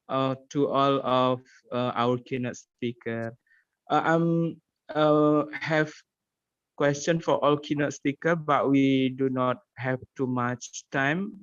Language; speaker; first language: English; non-native, learner; Indonesian